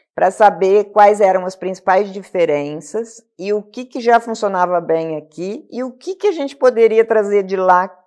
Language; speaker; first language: Portuguese; native; Portuguese